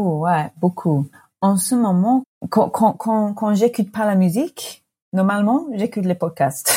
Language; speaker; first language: French; non-native, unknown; English